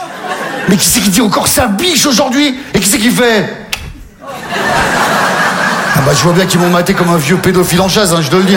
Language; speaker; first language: French; native; French